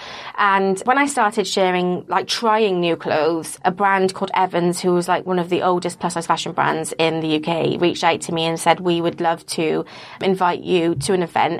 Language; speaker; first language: English; native; English